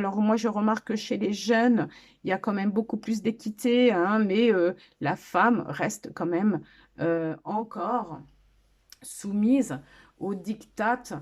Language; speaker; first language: French; native; French